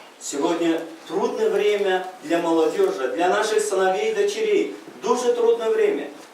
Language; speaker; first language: Russian; non-native, local second language; Uzbek